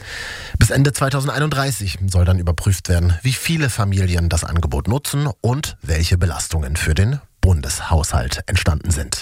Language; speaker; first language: German; native; German